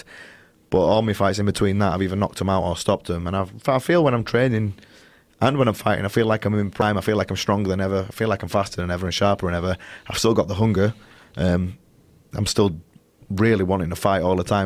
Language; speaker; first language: English; native; English